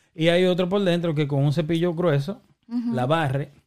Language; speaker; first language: Spanish; native; Spanish